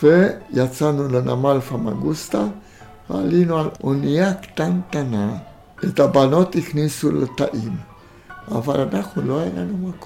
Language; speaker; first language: Hebrew; non-native, fluent; Romanian